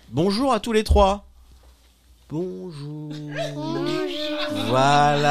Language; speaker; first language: French; native; French